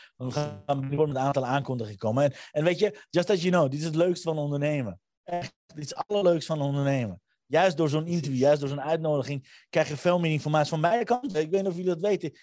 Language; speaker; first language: Dutch; early bilingual, other home language; Armenian